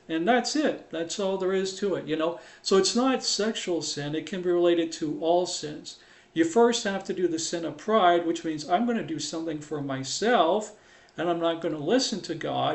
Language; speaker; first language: English; native; English